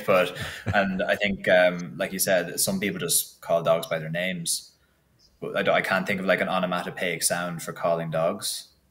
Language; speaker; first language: English; native; English